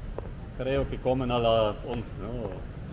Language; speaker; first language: Spanish; non-native, fluent; German